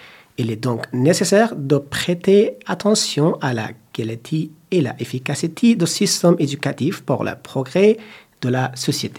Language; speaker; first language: French; non-native, fluent; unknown